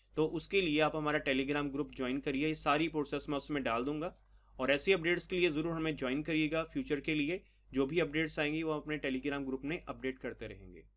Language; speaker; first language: Hindi; non-native, local second language; Punjabi